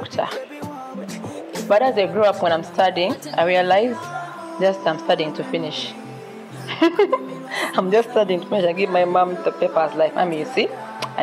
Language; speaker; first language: English; non-native, local second language; Ganda